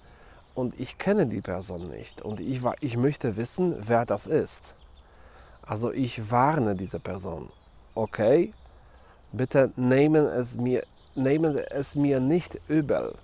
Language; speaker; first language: German; non-native, fluent; Polish